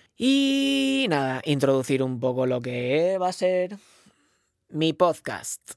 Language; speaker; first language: Spanish; non-native, local second language; Catalan